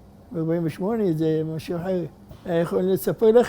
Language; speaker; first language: Hebrew; non-native, fluent; Arabic